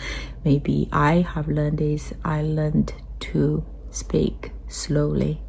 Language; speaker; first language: English; non-native, fluent; Chinese